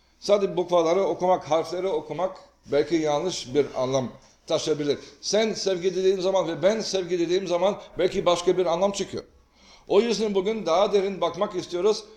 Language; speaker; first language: Turkish; native; Turkish